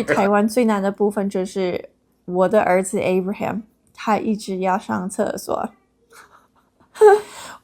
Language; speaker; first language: Chinese; non-native, fluent; English